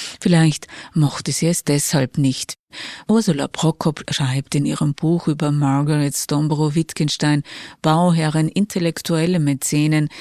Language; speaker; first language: German; native; German